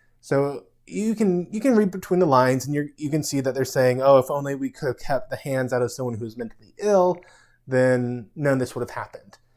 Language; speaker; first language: English; native; English